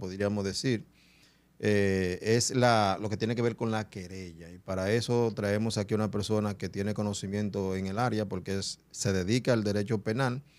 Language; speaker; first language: Spanish; native; Spanish